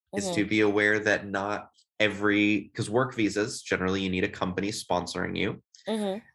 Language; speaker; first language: English; native; English